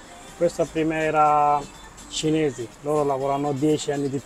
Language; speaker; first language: Italian; non-native, learner; Bangla